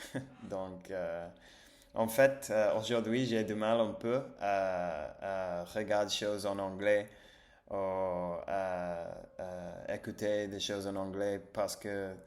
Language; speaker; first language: French; non-native, learner; English